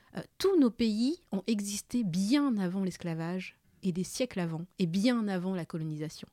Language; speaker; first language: French; early bilingual, other home language; Malagasy